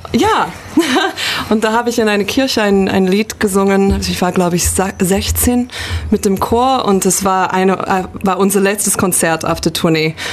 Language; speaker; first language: German; non-native, fluent; English